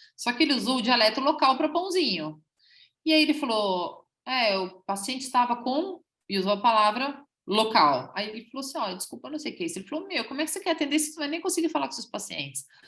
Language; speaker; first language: Portuguese; native; Portuguese